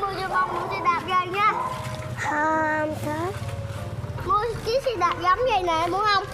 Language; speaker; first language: Vietnamese; native; Vietnamese